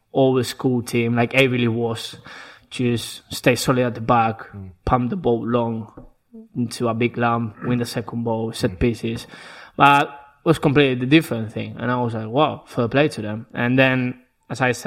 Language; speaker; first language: English; non-native, fluent; Spanish